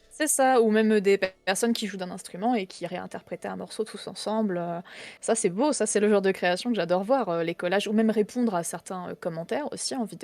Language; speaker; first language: French; native; French